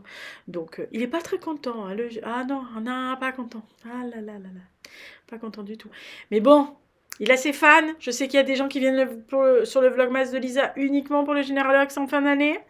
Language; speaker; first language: French; native; French